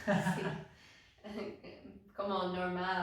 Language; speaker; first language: Spanish; non-native, learner; English